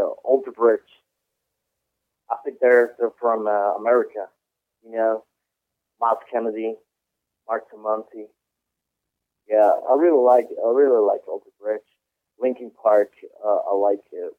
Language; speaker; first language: English; non-native, fluent; Swiss German